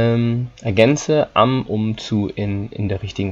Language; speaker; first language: German; non-native, fluent; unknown